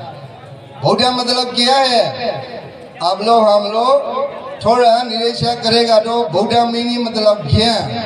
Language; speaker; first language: Hindi; non-native, learner; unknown